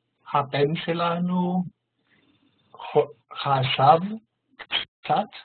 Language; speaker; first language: Hebrew; non-native, learner; German